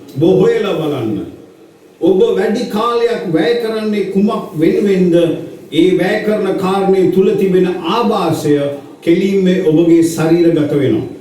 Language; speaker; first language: Sinhala; native; Sinhala